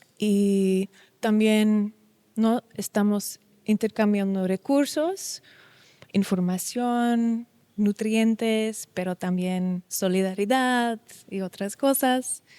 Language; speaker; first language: Spanish; non-native, learner; Dutch